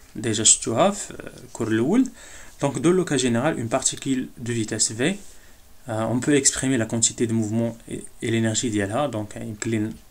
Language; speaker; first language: French; non-native, local second language; Arabic